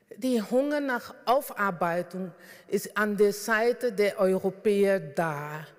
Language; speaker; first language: German; non-native, fluent; Dutch